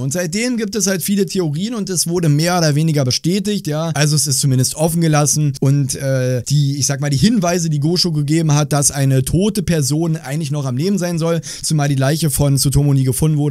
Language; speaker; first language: German; native; German